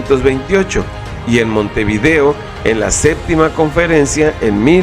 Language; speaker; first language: Spanish; native; Spanish